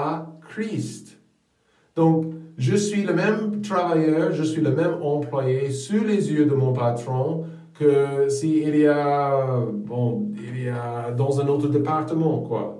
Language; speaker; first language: French; non-native, fluent; English